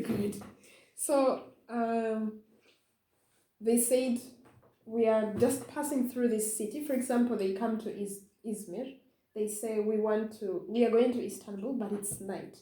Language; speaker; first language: English; non-native, fluent; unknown